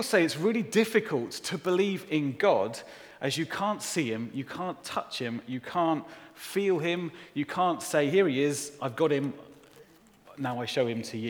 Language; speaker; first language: English; native; English